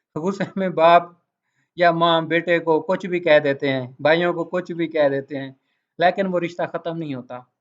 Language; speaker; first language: Urdu; native; Urdu